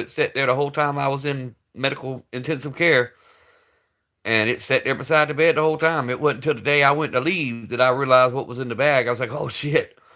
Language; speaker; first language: English; native; English